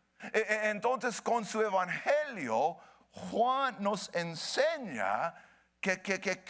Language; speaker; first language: Spanish; early bilingual, heritage; Spanish